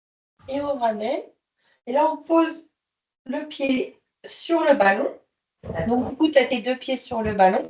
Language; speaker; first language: French; native; French